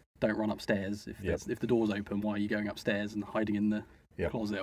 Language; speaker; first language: English; native; English